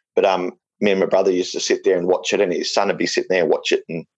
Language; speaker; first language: English; native; English